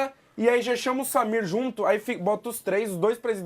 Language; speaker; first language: Portuguese; native; Portuguese